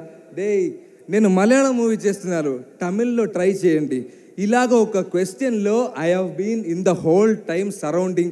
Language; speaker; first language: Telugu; non-native, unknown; Malayalam